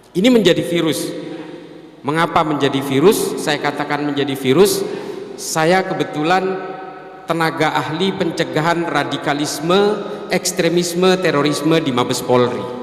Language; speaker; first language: Indonesian; non-native, local second language; Madurese